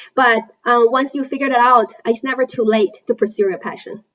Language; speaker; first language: English; non-native, fluent; Chinese